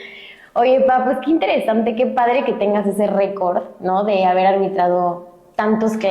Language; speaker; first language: Spanish; native; Spanish